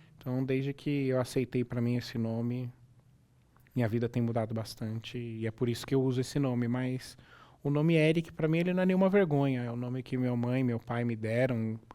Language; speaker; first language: Portuguese; native; Portuguese